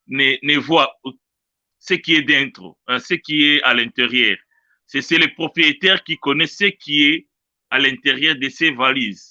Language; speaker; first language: French; non-native, local second language; Luba-Lulua